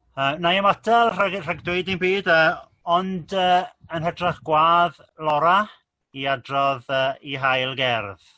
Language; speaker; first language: Welsh; native; Welsh